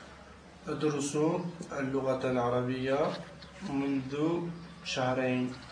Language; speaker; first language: Arabic; non-native, learner; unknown